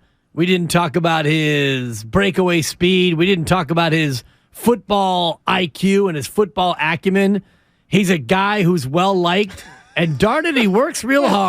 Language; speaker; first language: English; native; English